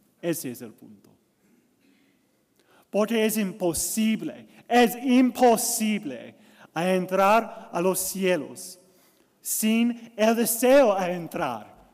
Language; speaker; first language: Spanish; non-native, learner; English